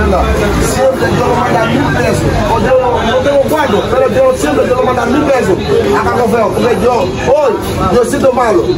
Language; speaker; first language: Spanish; non-native, learner; Haitian Creole